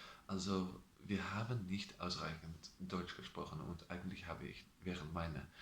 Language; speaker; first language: German; non-native, learner; Dutch